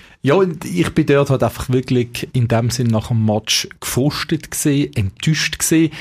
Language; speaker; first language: German; native; German